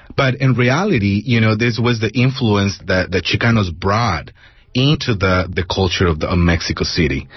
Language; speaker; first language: English; non-native, fluent; Spanish